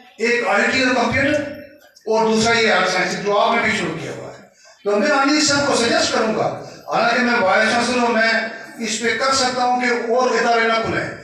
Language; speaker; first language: Urdu; non-native, local second language; Northern Hindko